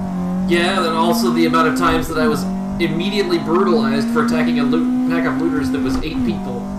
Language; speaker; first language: English; native; English